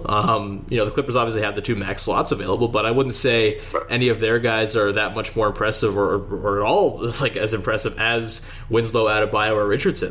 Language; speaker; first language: English; native; English